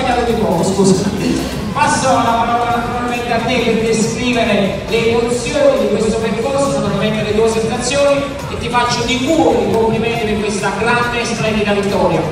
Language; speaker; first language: Italian; native; Italian